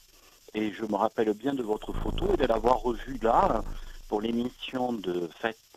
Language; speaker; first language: French; native; French